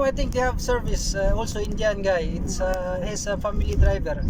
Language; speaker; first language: English; non-native, learner; Filipino